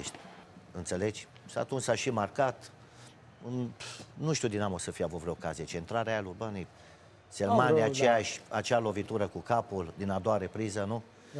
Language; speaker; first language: Romanian; native; Romanian